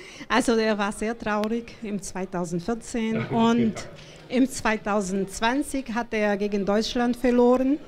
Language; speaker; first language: German; non-native, fluent; Portuguese